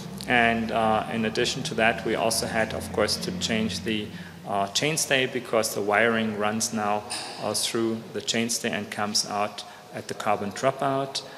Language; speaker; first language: English; non-native, fluent; German